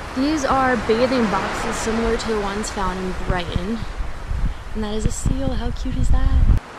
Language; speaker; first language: English; native; English